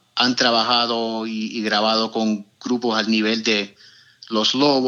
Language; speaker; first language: Spanish; early bilingual, heritage; Spanish